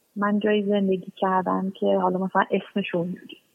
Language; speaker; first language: Persian; native; Persian